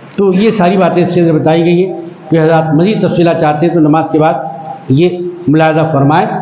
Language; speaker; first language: Urdu; native; Urdu